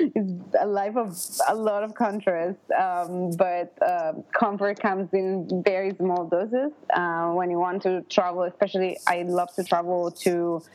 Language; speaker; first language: English; non-native, fluent; Italian